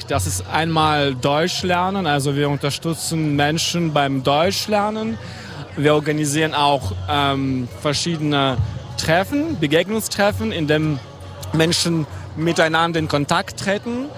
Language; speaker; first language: German; non-native, fluent; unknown